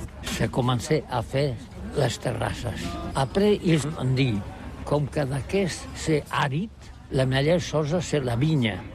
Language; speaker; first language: French; non-native, learner; Catalan